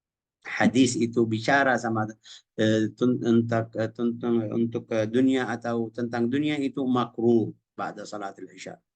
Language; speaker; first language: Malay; non-native, fluent; Arabic